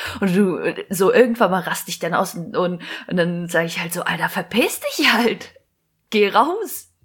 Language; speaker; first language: German; native; German